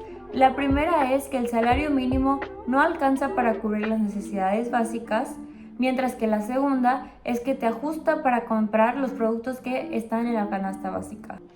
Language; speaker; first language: Spanish; native; Spanish